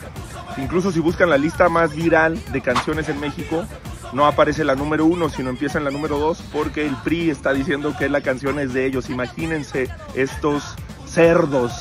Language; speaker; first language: Spanish; native; Spanish